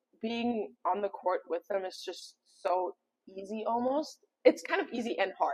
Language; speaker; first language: English; non-native, fluent; German